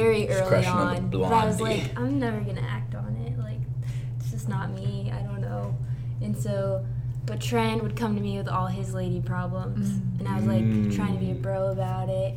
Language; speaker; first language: English; native; English